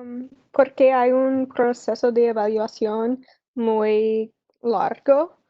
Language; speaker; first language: Spanish; non-native, learner; English